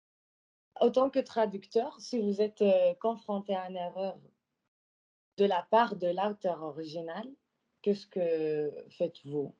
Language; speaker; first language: French; non-native, fluent; Spanish